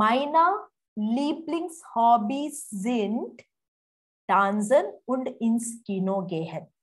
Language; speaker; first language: German; non-native, fluent; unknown